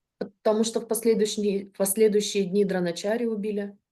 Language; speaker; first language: Russian; native; Russian